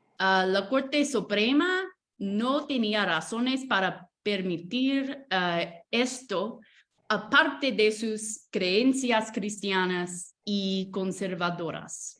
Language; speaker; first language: Spanish; non-native, fluent; English